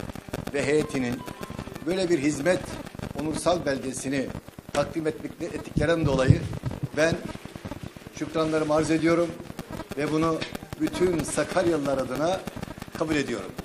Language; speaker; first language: Turkish; native; Turkish